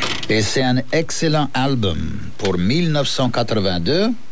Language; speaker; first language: French; native; French